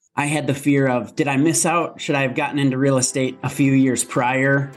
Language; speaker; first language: English; native; English